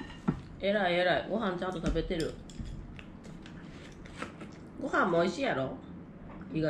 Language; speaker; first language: Japanese; native; Japanese